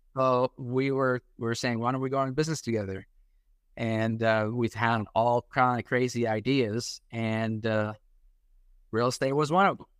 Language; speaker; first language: English; non-native, fluent; Arabic